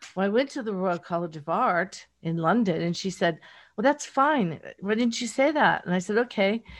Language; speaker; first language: English; native; English